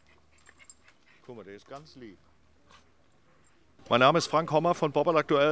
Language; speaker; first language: German; native; German